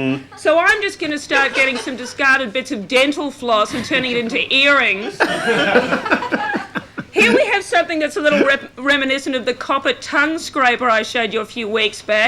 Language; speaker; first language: English; native; English